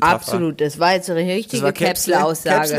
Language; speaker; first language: German; native; German